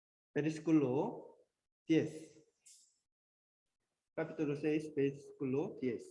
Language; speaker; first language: Spanish; non-native, learner; Korean